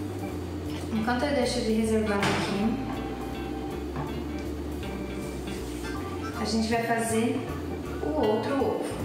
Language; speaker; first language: Portuguese; native; Portuguese